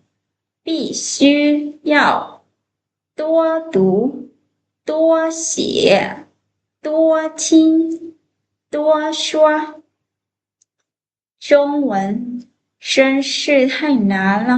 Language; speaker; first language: Chinese; non-native, fluent; Lao